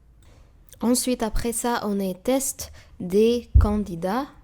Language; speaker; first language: French; non-native, fluent; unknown